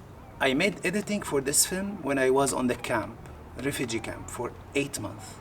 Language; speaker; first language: English; non-native, learner; Arabic